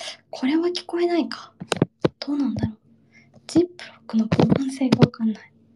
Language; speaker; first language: Japanese; early bilingual, heritage; Japanese